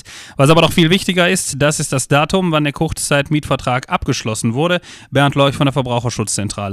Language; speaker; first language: German; native; German